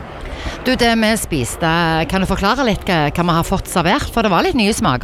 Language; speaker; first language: Norwegian; native; Norwegian